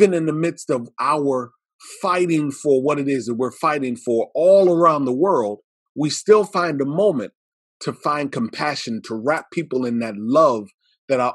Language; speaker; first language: English; native; English